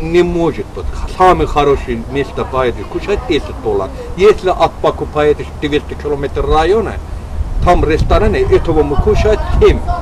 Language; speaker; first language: Russian; non-native, learner; Azerbaijani